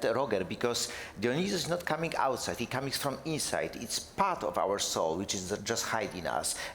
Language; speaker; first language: English; non-native, fluent; Polish